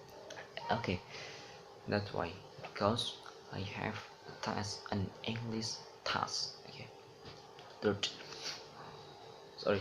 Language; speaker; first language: English; non-native, learner; Indonesian